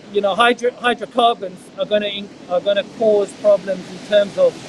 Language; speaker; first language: English; non-native, local second language; Morisyen